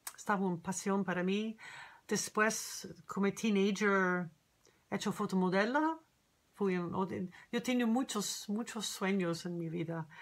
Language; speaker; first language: Spanish; non-native, learner; English